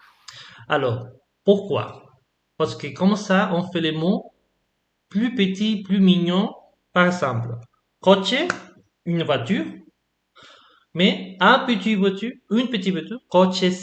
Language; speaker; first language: French; non-native, fluent; Spanish